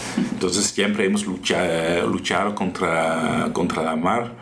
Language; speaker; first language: Spanish; non-native, fluent; Dutch